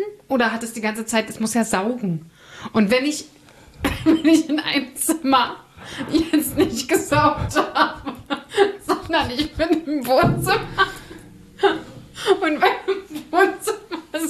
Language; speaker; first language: German; native; German